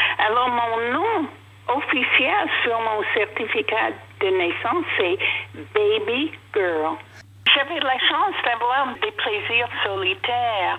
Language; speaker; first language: French; non-native, fluent; English